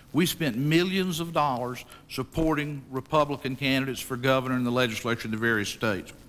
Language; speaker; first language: English; native; English